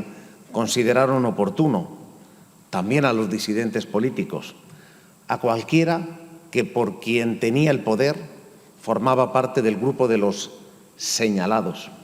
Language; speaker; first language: Spanish; native; Spanish